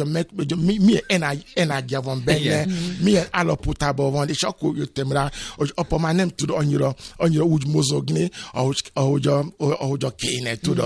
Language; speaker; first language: Hungarian; non-native, fluent; Yoruba